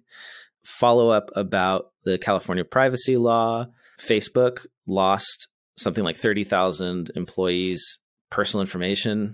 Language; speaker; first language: English; native; English